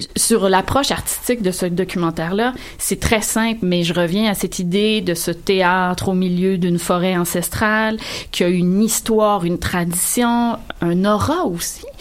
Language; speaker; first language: French; native; French